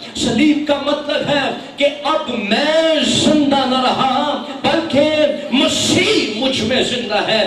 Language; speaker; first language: Urdu; non-native, local second language; Punjabi